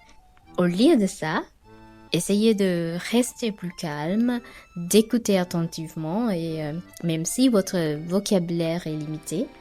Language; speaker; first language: French; non-native, fluent; Sinhala